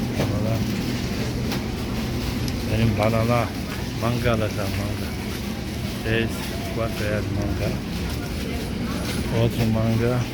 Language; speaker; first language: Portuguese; non-native, learner; Turkish